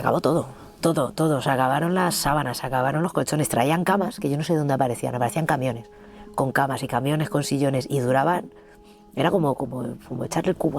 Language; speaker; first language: Spanish; native; Spanish